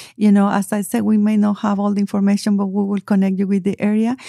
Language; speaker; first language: English; non-native, fluent; Spanish